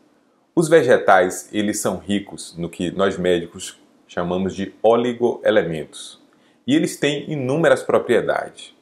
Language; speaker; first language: Portuguese; native; Portuguese